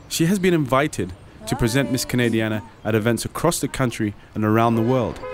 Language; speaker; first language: English; native; English